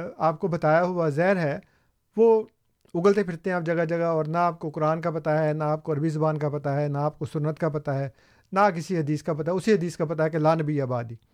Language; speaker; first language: Urdu; native; Urdu